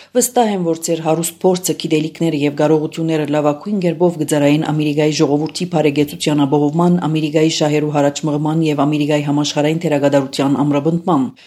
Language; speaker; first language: Armenian; native; Armenian